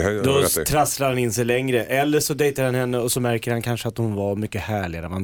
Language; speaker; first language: Swedish; native; Swedish